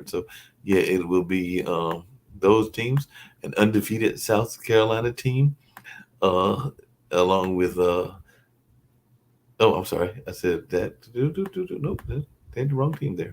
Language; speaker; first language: English; native; English